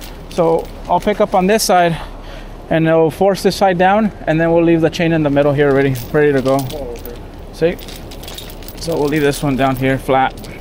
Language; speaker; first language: English; early bilingual, other home language; Spanish